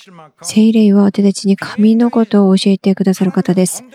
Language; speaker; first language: Japanese; non-native, fluent; Korean